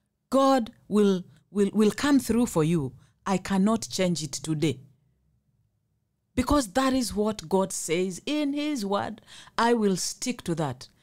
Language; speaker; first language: English; non-native, local second language; Swahili